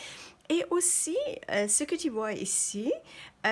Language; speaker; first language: French; non-native, fluent; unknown